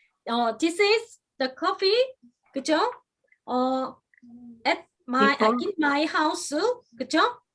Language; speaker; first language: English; non-native, fluent; Korean